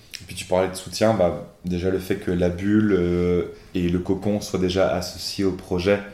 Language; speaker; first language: French; native; French